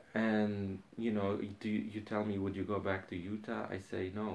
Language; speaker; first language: English; non-native, fluent; Arabic